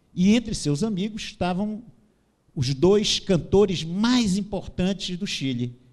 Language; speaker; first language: Portuguese; native; Portuguese